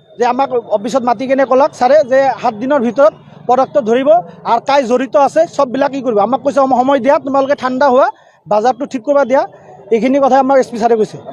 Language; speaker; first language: Assamese; non-native, local second language; Bangla